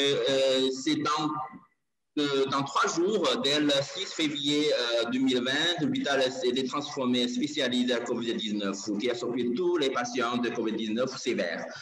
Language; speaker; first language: French; non-native, learner; Chinese